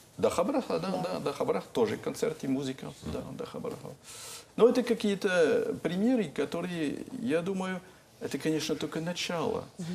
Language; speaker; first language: Russian; non-native, fluent; French